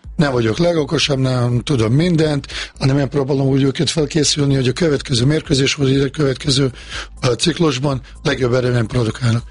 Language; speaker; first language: Hungarian; non-native, fluent; Bosnian